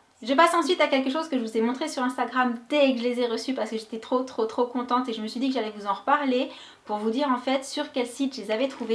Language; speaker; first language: French; native; French